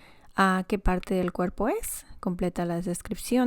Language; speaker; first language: Spanish; non-native, fluent; English